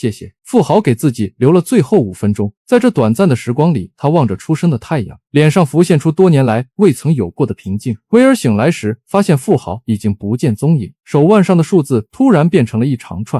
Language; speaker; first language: Chinese; native; Chinese